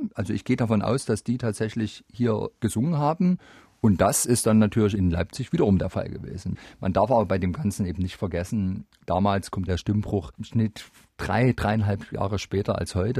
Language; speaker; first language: German; native; German